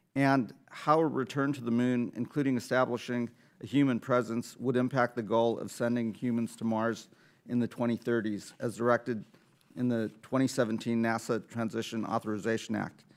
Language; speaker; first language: English; native; English